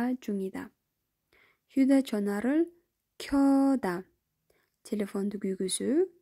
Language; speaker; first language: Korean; non-native, fluent; Kyrgyz